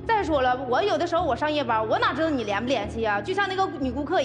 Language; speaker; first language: Chinese; native; Chinese